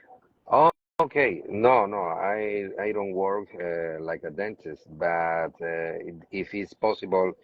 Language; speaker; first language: English; non-native, learner; Spanish